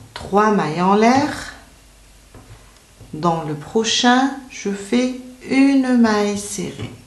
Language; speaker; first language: French; native; French